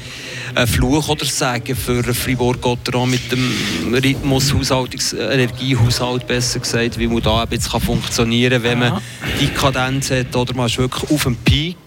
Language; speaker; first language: German; native; German